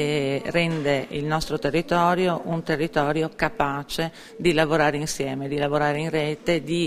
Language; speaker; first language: Italian; native; Italian